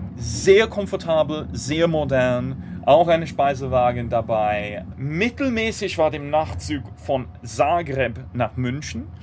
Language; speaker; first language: German; non-native, fluent; English